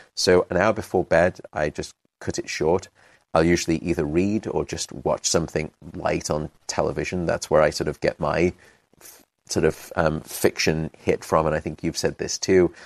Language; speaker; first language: English; native; English